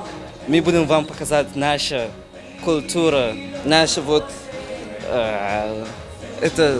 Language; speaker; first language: Russian; non-native, learner; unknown